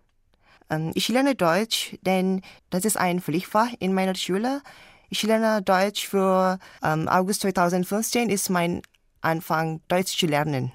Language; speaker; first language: German; non-native, learner; Indonesian